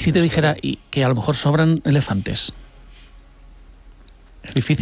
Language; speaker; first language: Spanish; native; Spanish